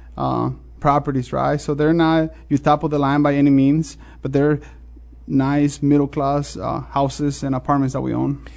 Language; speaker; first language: English; non-native, fluent; Spanish